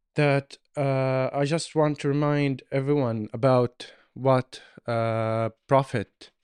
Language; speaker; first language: English; non-native, learner; Arabic